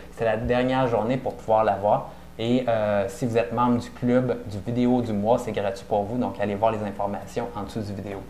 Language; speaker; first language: French; native; French